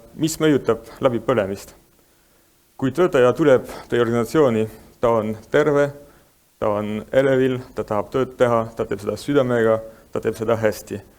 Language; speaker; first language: Estonian; non-native, fluent; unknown